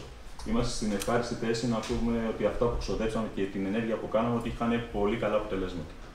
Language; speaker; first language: Greek; native; Greek